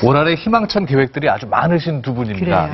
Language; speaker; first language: Korean; native; Korean